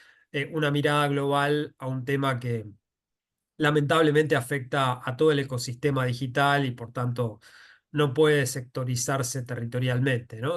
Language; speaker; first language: Spanish; native; Spanish